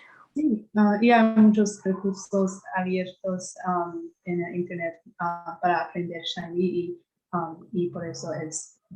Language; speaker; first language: Spanish; non-native, fluent; English